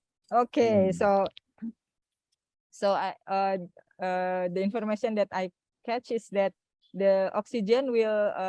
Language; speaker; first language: English; non-native, fluent; Indonesian